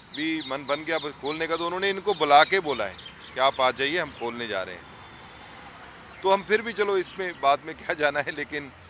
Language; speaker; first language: Hindi; non-native, local second language; Punjabi